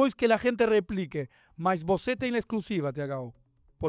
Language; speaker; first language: Portuguese; non-native, learner; Spanish